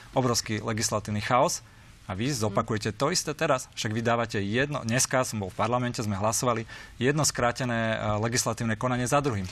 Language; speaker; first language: Slovak; native; Slovak